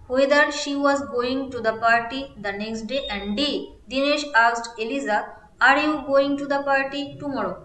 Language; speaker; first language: English; non-native, local second language; Bangla